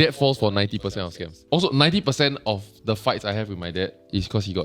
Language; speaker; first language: English; native; English